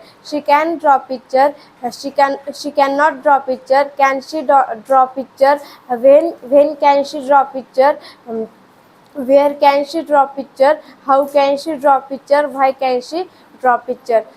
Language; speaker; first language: English; non-native, learner; Marathi